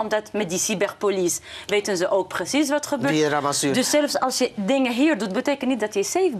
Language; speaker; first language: Dutch; non-native, fluent; Arabic